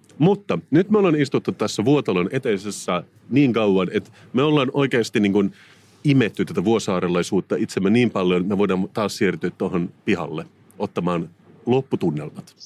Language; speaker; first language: Finnish; native; Finnish